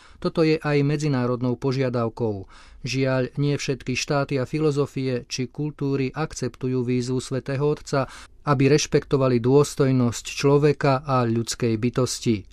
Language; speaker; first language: Slovak; native; Slovak